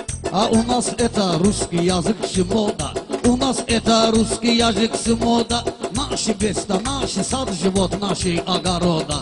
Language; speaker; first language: Russian; non-native, learner; Talysh